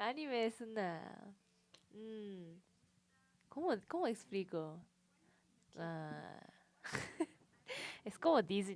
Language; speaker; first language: Spanish; non-native, learner; Japanese